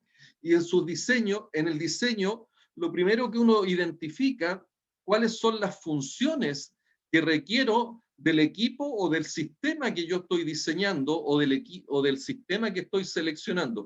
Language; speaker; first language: Spanish; native; Spanish